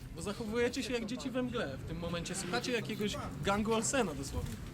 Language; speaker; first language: Polish; native; Polish